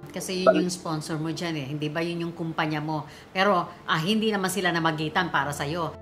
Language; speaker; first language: Filipino; native; Filipino